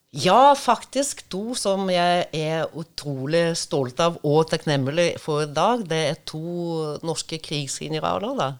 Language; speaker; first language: Norwegian; non-native, fluent; Russian